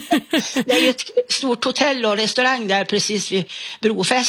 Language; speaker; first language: Swedish; native; Swedish